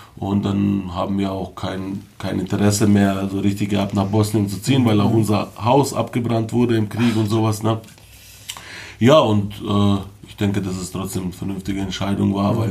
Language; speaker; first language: German; early bilingual, other home language; Bosnian